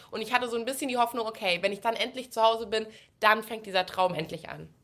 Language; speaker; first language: German; native; German